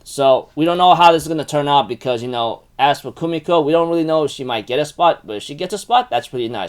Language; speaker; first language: English; native; English